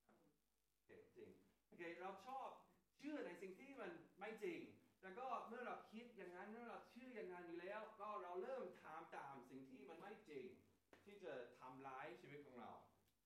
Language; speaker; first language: Thai; non-native, fluent; English